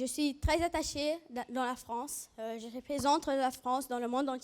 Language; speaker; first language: French; non-native, fluent; Portuguese